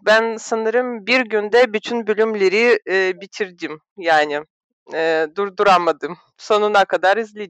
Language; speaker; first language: Turkish; non-native, fluent; Russian